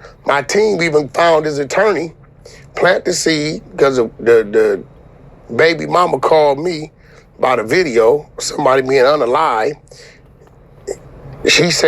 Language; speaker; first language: English; native; English